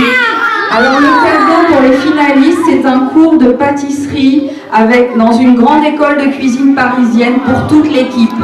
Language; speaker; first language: French; native; French